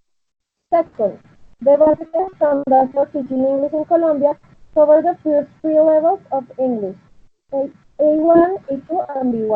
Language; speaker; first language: English; non-native, learner; Spanish